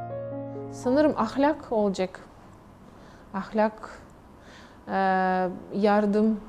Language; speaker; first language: Turkish; non-native, fluent; Russian